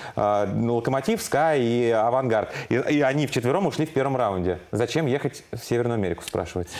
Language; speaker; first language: Russian; native; Russian